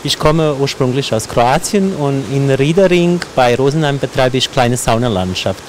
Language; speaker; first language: German; non-native, fluent; Croatian